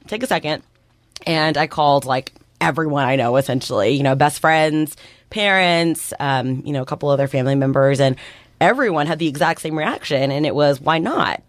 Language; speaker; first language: English; native; English